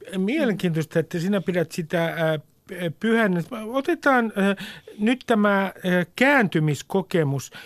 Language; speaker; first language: Finnish; native; Finnish